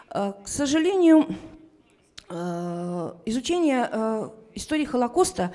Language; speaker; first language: Russian; native; Russian